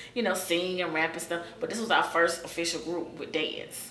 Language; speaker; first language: English; native; English